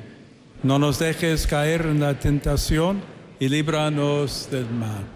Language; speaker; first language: Spanish; non-native, fluent; English